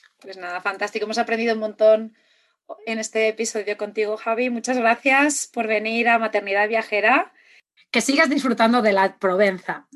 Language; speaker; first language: Spanish; native; Spanish